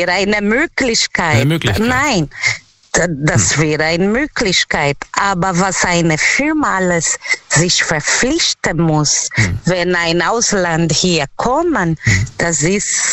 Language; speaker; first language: German; non-native, learner; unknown